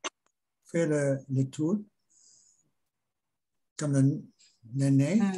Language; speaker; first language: French; non-native, learner; Chinese